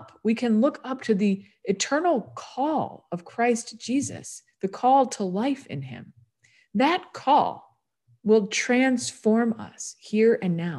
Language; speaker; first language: English; native; English